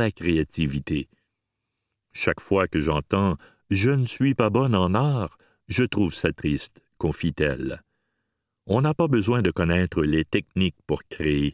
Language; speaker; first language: French; native; French